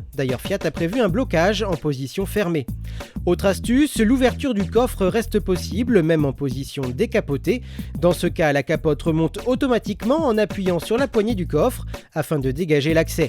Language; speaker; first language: French; native; French